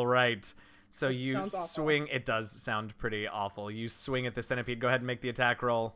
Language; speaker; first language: English; native; English